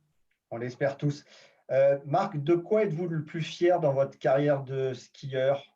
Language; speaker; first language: French; native; French